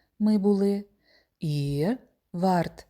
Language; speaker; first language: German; non-native, fluent; Ukrainian